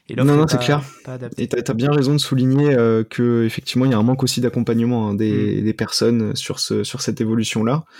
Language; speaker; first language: French; native; French